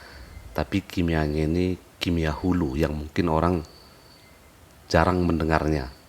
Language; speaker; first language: Indonesian; native; Indonesian